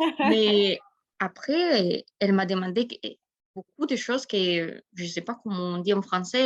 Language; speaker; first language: French; non-native, learner; Spanish